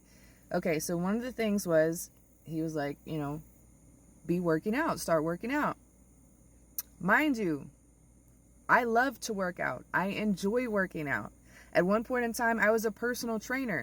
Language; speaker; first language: English; native; English